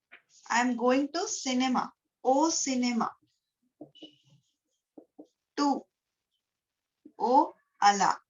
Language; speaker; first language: French; non-native, fluent; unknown